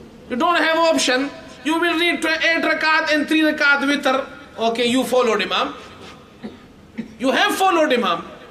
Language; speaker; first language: English; non-native, local second language; Urdu